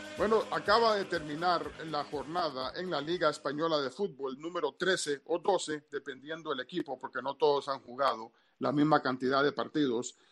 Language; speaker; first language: Spanish; early bilingual, heritage; Spanish